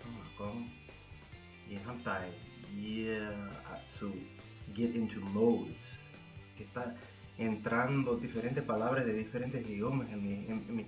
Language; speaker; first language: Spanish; non-native, fluent; English